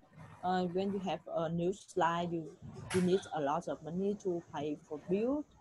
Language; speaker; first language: English; non-native, learner; Vietnamese